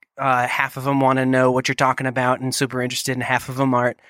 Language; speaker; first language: English; native; English